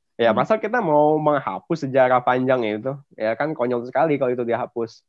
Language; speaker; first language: Indonesian; native; Indonesian